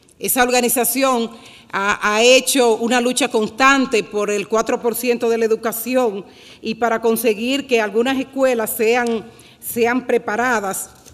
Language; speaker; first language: Spanish; native; Spanish